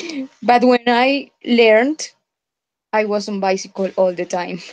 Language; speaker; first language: English; non-native, fluent; Spanish